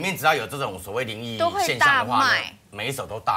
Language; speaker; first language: Chinese; native; Chinese